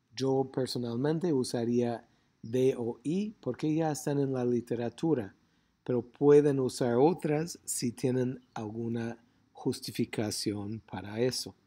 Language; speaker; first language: Spanish; non-native, fluent; English